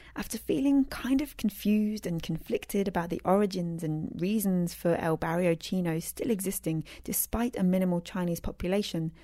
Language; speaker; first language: English; native; English